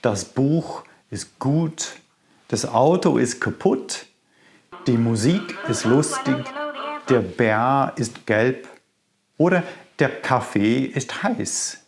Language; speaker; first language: German; non-native, fluent; English